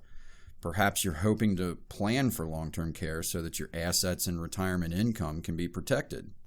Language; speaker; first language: English; native; English